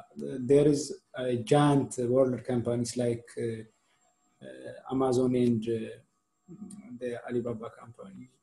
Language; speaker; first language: English; non-native, fluent; Amharic